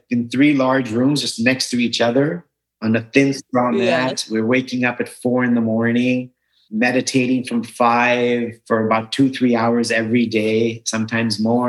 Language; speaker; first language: English; native; English